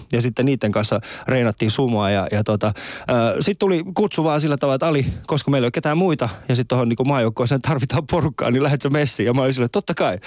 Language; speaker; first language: Finnish; early bilingual, other home language; Persian